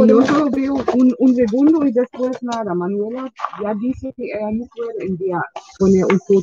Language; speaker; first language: Spanish; non-native, learner; German